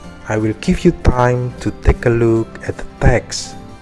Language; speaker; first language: English; non-native, fluent; Indonesian